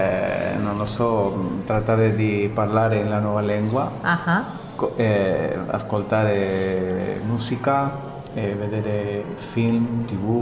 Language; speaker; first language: Italian; non-native, learner; Spanish